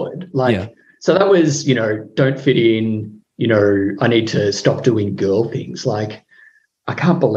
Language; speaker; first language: English; native; English